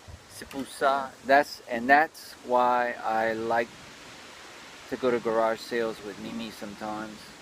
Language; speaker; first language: English; early bilingual, other home language; French